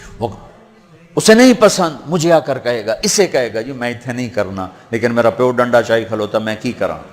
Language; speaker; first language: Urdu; non-native, local second language; Punjabi